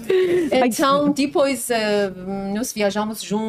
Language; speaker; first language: Portuguese; non-native, learner; Persian